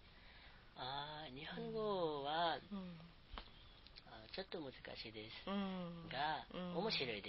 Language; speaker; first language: Japanese; non-native, learner; Nepali